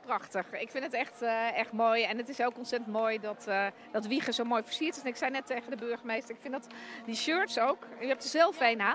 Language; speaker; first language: Dutch; native; Dutch